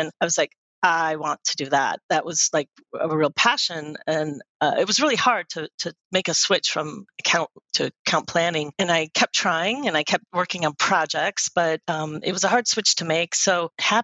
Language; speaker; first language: English; native; English